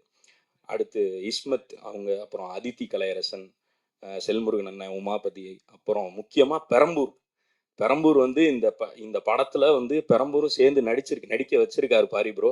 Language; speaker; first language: Tamil; native; Tamil